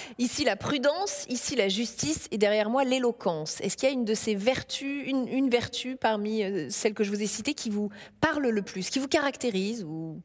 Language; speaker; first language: French; native; French